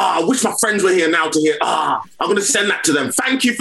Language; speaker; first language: English; native; English